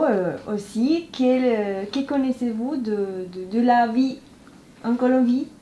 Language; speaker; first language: French; non-native, learner; Spanish